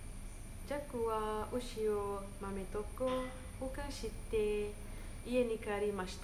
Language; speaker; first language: Japanese; non-native, learner; Indonesian